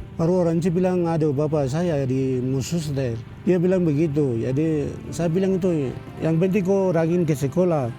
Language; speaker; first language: Indonesian; non-native, local second language; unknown